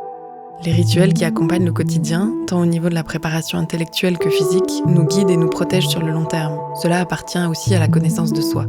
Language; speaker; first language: French; native; French